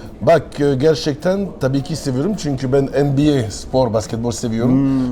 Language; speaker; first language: Turkish; non-native, learner; French